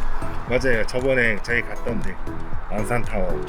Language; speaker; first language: Korean; native; Korean